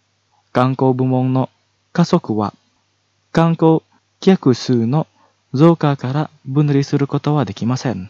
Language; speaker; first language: Japanese; non-native, fluent; Indonesian